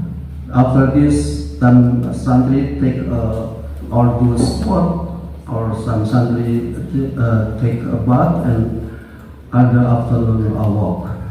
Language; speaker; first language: English; non-native, learner; Indonesian